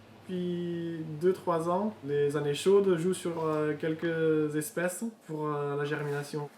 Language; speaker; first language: French; early bilingual, other home language; Dutch